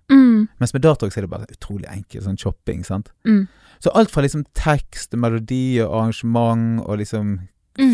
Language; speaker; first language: Norwegian; native; Norwegian